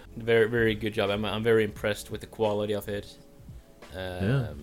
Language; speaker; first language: English; non-native, fluent; Norwegian